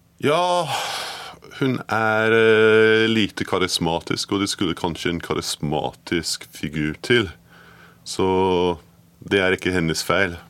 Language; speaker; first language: Norwegian; non-native, fluent; English